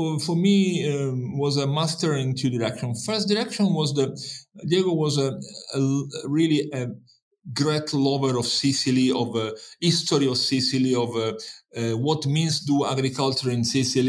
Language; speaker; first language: English; non-native, fluent; Italian